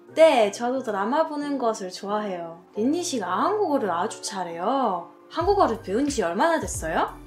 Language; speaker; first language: Korean; non-native, fluent; French